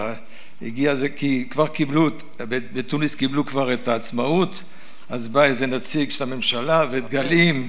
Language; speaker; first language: Hebrew; early bilingual, other home language; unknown